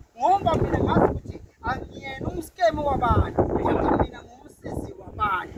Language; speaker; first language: Zulu; native; Zulu